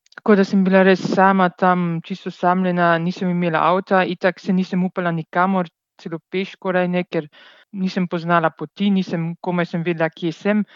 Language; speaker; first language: Slovenian; non-native, fluent; Dutch